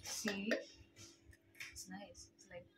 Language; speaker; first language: English; non-native, local second language; Filipino